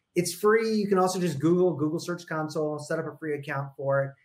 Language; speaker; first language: English; native; English